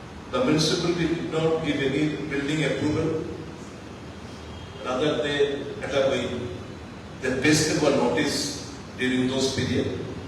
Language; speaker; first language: English; non-native, local second language; Bangla